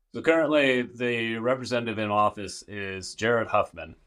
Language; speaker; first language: English; native; English